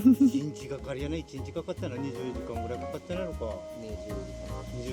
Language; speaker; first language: Japanese; native; Japanese